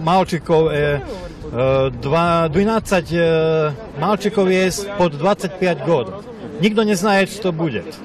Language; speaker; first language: Russian; non-native, learner; Slovak